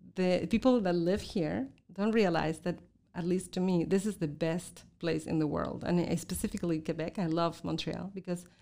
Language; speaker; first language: English; non-native, fluent; Spanish